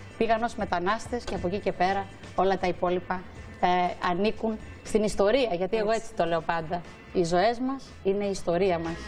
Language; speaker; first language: Greek; native; Greek